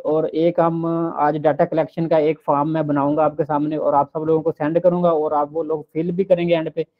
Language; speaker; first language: Urdu; non-native, local second language; Punjabi